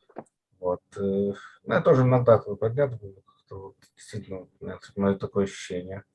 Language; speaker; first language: Russian; native; Russian